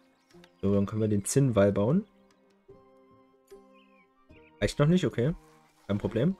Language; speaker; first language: German; native; German